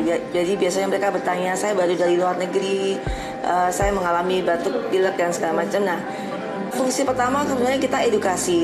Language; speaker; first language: Indonesian; native; Indonesian